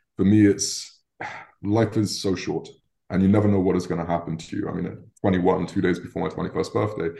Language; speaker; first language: English; native; English